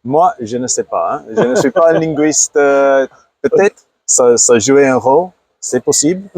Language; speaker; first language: French; non-native, fluent; Afrikaans